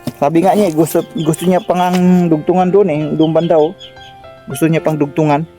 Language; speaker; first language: Filipino; non-native, local second language; Cebuano